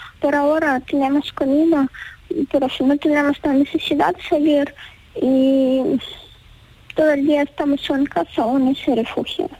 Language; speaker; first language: Spanish; non-native, fluent; Ukrainian